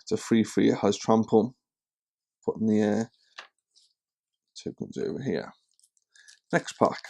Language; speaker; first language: English; native; English